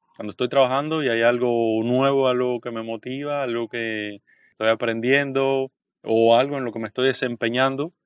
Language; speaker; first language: Spanish; native; Spanish